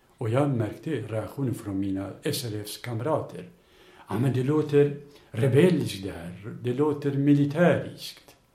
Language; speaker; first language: Swedish; non-native, fluent; Kurdish